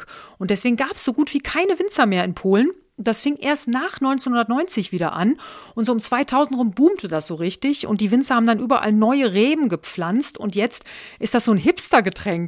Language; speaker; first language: German; native; German